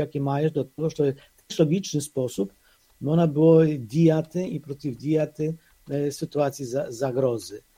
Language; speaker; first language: Polish; non-native, fluent; Ukrainian